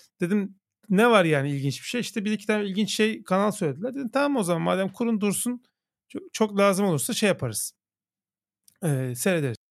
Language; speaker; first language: Turkish; native; Turkish